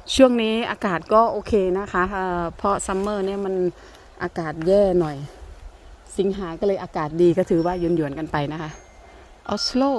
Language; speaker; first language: Thai; non-native, local second language; Northern Khmer